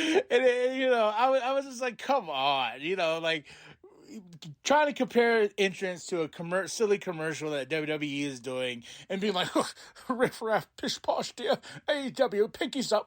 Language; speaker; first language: English; native; English